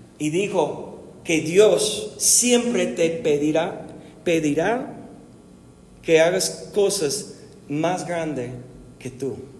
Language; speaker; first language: Spanish; non-native, fluent; English